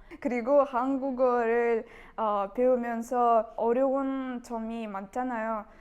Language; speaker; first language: Korean; non-native, learner; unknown